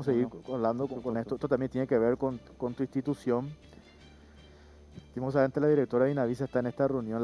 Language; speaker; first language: Spanish; native; Spanish